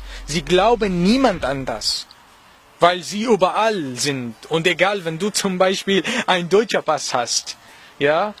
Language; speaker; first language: German; non-native, learner; Arabic